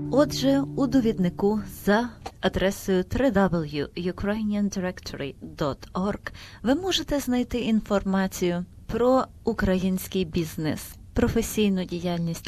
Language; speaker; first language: Ukrainian; native; Ukrainian